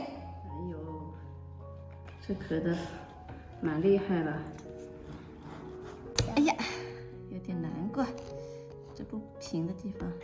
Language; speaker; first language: Chinese; native; Chinese